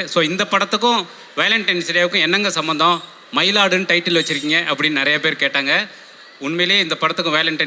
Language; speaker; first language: Tamil; native; Tamil